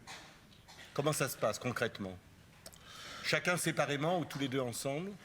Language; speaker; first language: French; native; French